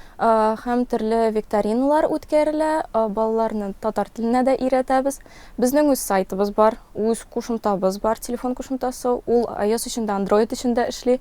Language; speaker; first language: Tatar; non-native, local second language; Russian